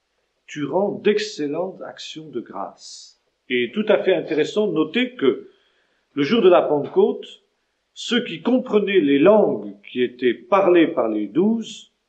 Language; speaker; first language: French; native; French